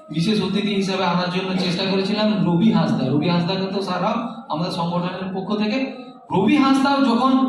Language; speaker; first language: Bangla; native; Bangla